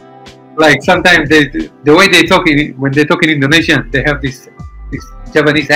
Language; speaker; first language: English; non-native, fluent; Hebrew